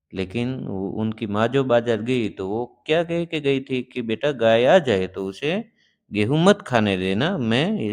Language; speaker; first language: Hindi; non-native, local second language; Gujarati